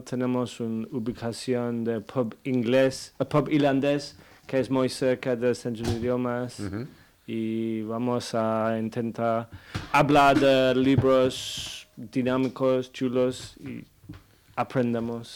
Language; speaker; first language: Spanish; non-native, fluent; English